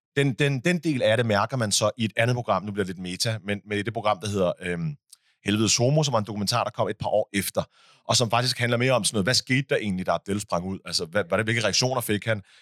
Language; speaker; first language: Danish; early bilingual, other home language; Arabic